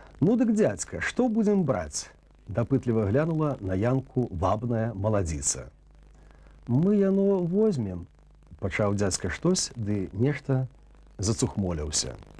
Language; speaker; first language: Belarusian; native; Belarusian